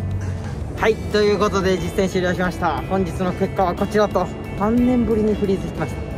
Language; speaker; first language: Japanese; native; Japanese